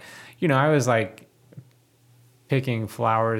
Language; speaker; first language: English; native; English